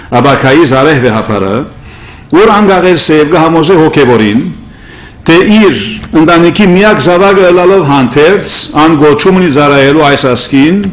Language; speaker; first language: Armenian; native; Armenian